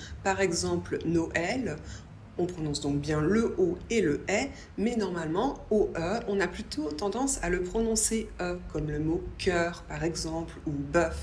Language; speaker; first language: French; native; French